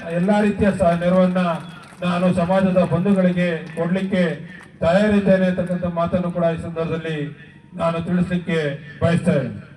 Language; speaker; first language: Kannada; native; Kannada